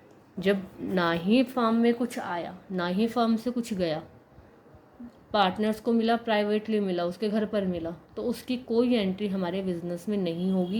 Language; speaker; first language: Hindi; native; Hindi